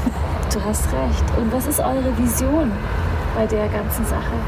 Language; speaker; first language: German; native; German